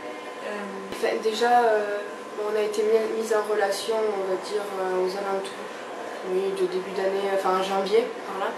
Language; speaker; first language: French; native; French